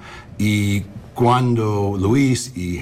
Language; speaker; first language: Spanish; early bilingual, heritage; English